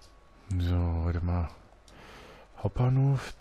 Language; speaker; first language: German; native; German